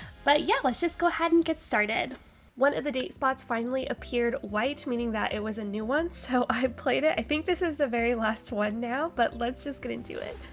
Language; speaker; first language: English; native; English